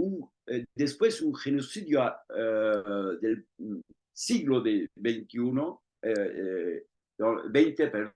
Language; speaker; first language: Spanish; non-native, fluent; Turkish